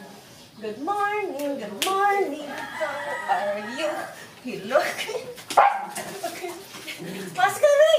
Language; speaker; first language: English; non-native, learner; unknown